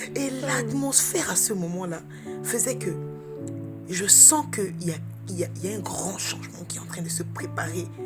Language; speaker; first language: French; early bilingual, other home language; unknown